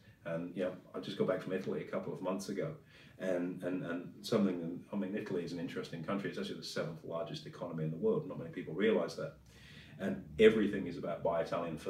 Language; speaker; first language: English; native; English